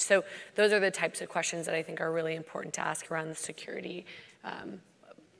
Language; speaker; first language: English; native; English